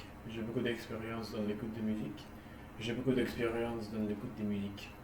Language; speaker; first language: French; non-native, learner; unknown